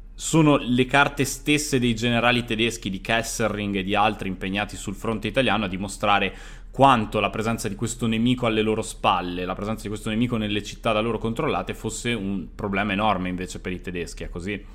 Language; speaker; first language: Italian; native; Italian